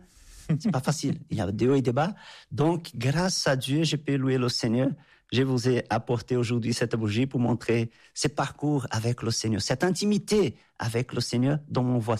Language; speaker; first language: French; non-native, fluent; Portuguese